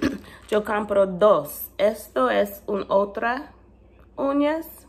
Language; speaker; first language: Spanish; non-native, learner; English